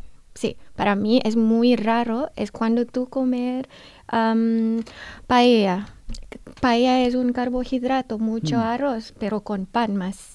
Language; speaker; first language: Spanish; non-native, learner; Indonesian